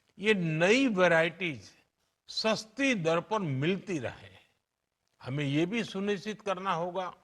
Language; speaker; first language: Hindi; non-native, local second language; Gujarati